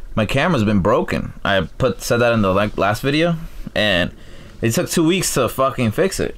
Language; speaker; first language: English; early bilingual, other home language; Spanish